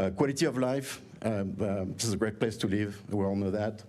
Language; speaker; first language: English; non-native, fluent; French